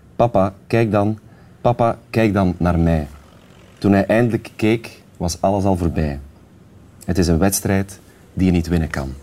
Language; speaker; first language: Dutch; native; Dutch